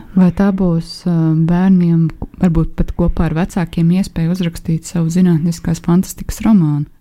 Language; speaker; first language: Latvian; native; Latvian